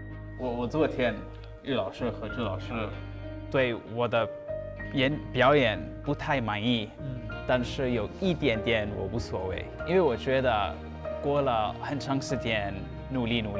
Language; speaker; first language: Chinese; non-native, learner; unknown